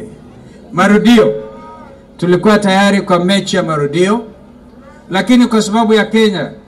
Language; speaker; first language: Swahili; native; Swahili